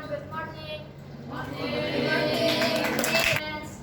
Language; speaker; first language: English; non-native, learner; Indonesian